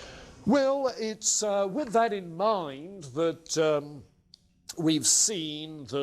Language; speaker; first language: English; native; English